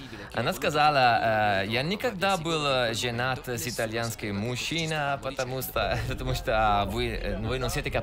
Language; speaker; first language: Russian; non-native, learner; Italian